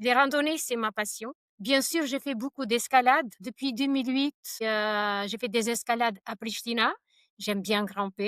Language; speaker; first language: French; non-native, fluent; Albanian